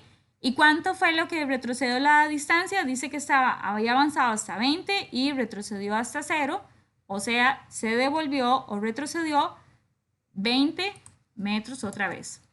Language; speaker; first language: Spanish; native; Spanish